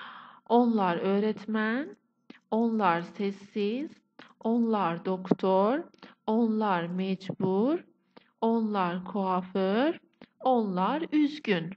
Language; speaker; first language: Turkish; non-native, fluent; Persian